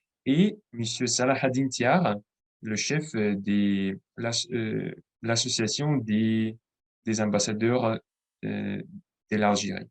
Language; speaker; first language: French; non-native, fluent; Russian